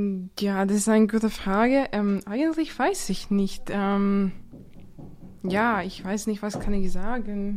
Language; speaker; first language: German; non-native, learner; Latvian